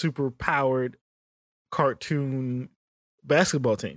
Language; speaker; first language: English; native; English